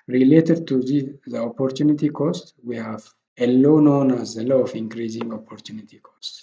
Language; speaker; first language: English; non-native, local second language; Amharic